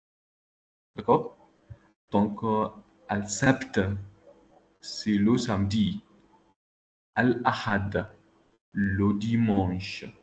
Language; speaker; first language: French; non-native, local second language; Arabic